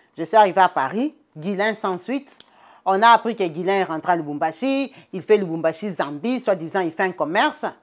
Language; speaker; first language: French; non-native, local second language; Lingala